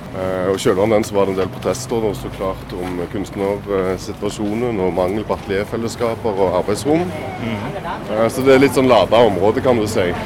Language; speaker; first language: Norwegian; native; Norwegian